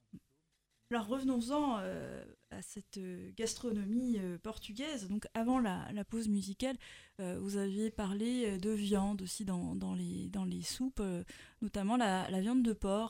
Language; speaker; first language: French; native; French